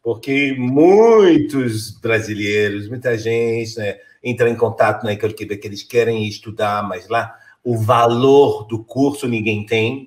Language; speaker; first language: Portuguese; non-native, fluent; French